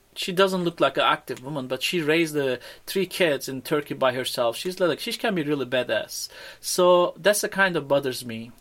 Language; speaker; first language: English; non-native, fluent; Turkish